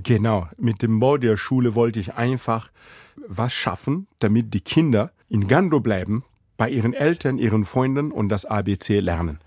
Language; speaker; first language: German; non-native, fluent; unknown